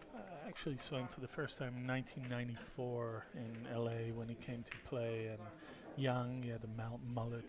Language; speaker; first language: English; non-native, fluent; Hebrew